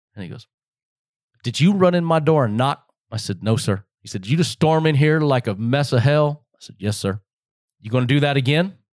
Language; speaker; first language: English; native; English